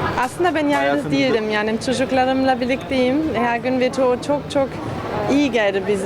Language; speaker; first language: Turkish; non-native, fluent; German